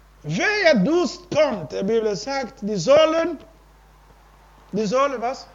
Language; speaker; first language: German; non-native, learner; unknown